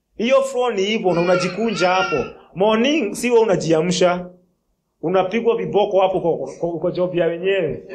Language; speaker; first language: Swahili; non-native, local second language; Kikuyu